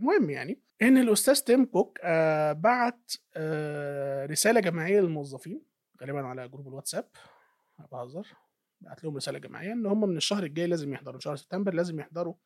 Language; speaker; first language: Arabic; native; Arabic